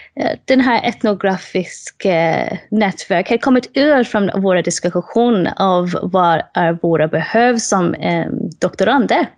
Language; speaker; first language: Swedish; non-native, fluent; English